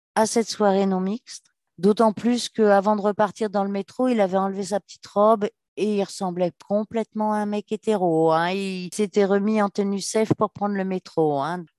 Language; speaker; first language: French; native; French